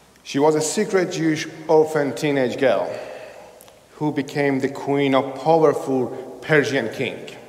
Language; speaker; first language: English; non-native, fluent; Persian